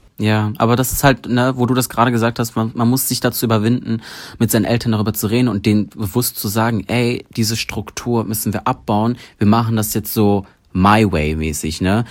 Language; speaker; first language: German; early bilingual, other home language; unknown